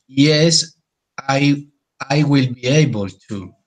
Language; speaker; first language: English; non-native, learner; Spanish